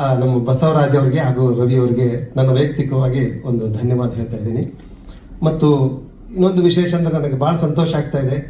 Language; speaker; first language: Kannada; native; Kannada